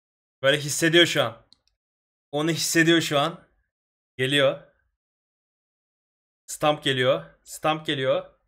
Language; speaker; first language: Turkish; native; Turkish